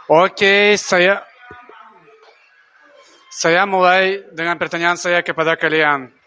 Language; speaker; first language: Indonesian; non-native, learner; Russian